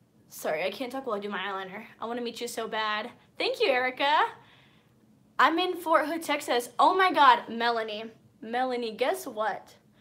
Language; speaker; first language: English; early bilingual, other home language; Spanish